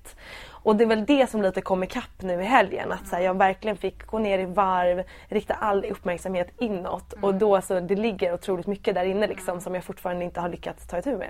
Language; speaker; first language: Swedish; native; Swedish